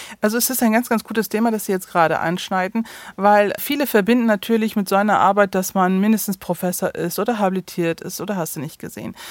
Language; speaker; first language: German; early bilingual, other home language; Turkish